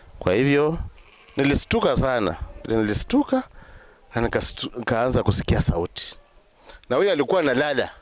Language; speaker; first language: Swahili; non-native, local second language; Luyia